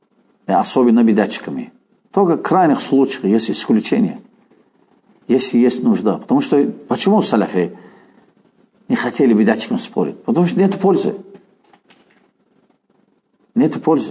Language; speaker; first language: Russian; non-native, fluent; Azerbaijani